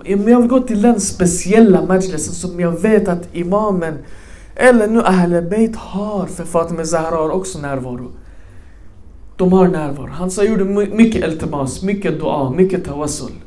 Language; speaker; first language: Swedish; early bilingual, other home language; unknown